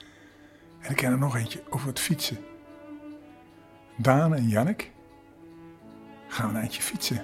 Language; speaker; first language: Dutch; native; Dutch